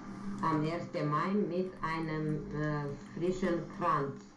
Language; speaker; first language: German; non-native, learner; Romanian